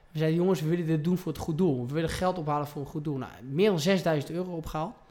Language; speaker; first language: Dutch; early bilingual, heritage; Dutch